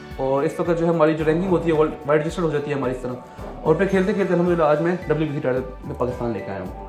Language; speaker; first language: Urdu; non-native, local second language; Pashto